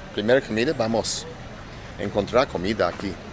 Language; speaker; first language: Spanish; non-native, learner; English